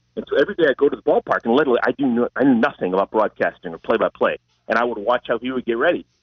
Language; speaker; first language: English; native; English